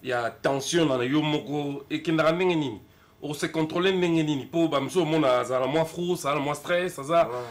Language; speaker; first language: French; non-native, local second language; Lingala